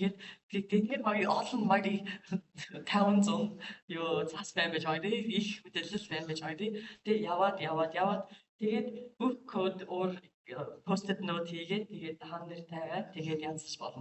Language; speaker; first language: Mongolian; non-native, learner; English